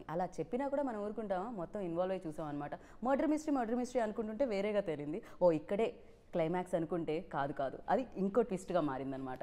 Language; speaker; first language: Telugu; native; Telugu